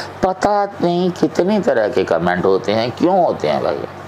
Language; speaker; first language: Hindi; non-native, local second language; Punjabi